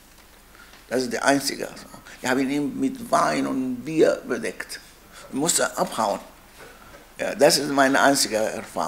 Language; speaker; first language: German; non-native, learner; Arabic